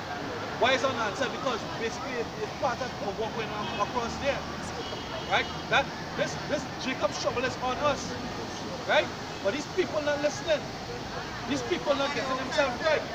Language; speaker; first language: English; native; English